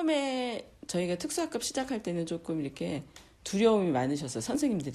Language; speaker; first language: Korean; native; Korean